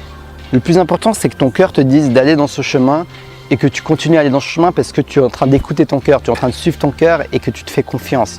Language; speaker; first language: French; native; French